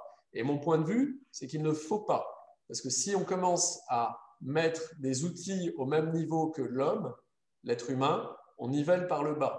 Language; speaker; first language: French; native; French